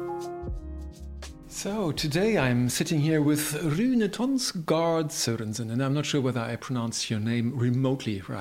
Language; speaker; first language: English; non-native, fluent; German